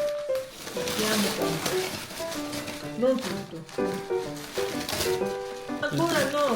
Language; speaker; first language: Italian; non-native, learner; Japanese